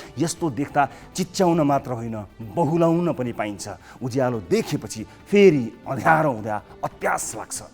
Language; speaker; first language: Nepali; native; Nepali